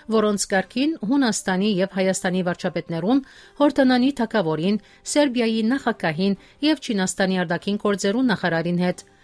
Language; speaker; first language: Armenian; early bilingual, heritage; Armenian